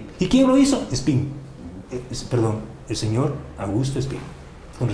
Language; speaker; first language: Spanish; native; Spanish